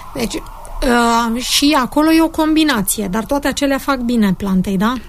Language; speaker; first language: Romanian; native; Romanian